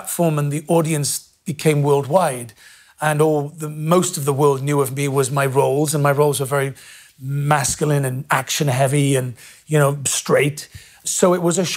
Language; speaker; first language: English; native; English